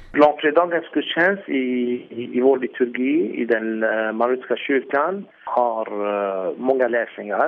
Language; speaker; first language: Swedish; non-native, fluent; Arabic